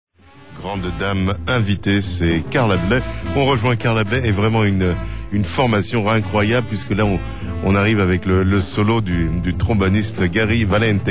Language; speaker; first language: French; native; French